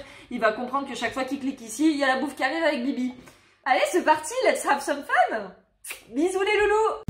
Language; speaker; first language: French; native; French